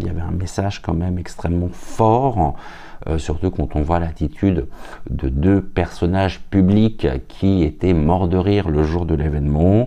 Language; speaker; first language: French; native; French